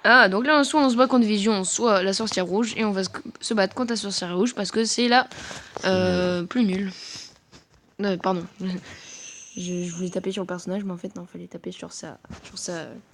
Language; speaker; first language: French; native; French